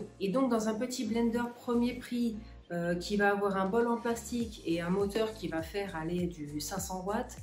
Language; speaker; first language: French; native; French